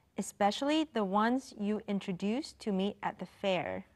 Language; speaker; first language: English; non-native, fluent; Chinese